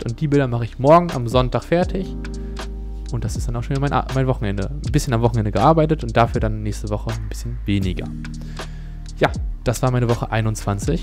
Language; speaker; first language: German; native; German